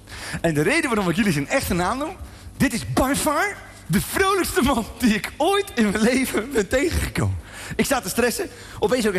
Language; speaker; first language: Dutch; native; Dutch